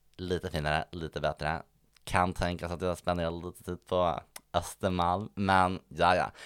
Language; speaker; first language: Swedish; native; Swedish